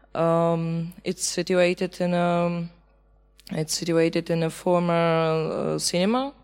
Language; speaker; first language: English; non-native, fluent; Belarusian